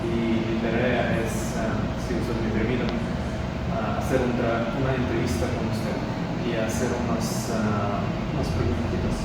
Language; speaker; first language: Spanish; non-native, learner; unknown